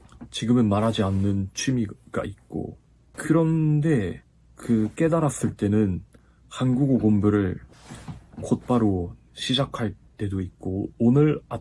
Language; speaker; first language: Korean; non-native, fluent; Japanese